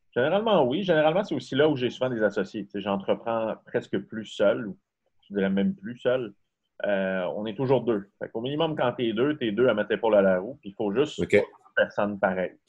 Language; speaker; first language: French; native; French